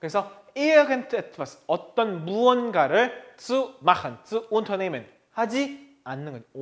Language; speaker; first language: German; non-native, fluent; Korean